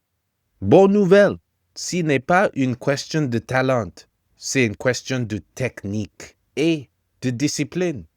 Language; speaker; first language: French; non-native, fluent; English